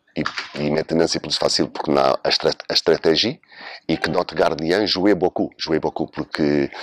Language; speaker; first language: French; non-native, learner; Portuguese